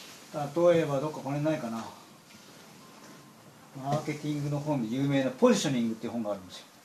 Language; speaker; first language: Japanese; native; Japanese